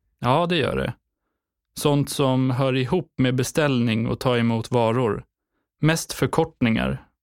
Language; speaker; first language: Swedish; non-native, fluent; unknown